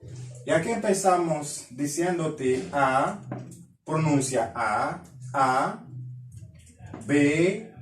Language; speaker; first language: Spanish; non-native, fluent; Haitian Creole